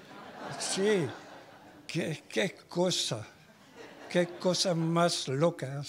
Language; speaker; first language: Portuguese; non-native, learner; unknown